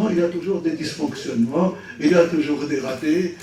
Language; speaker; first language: French; non-native, local second language; Arabic